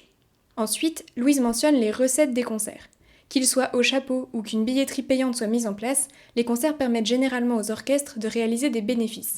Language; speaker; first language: French; native; French